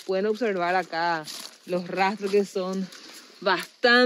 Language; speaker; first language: Spanish; native; Spanish